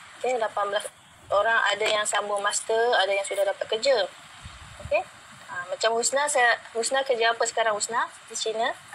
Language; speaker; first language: Malay; native; Malay